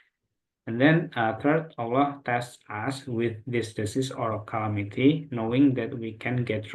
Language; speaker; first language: English; non-native, local second language; Indonesian